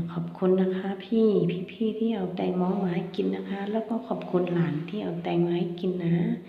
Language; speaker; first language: Thai; non-native, local second language; Hmong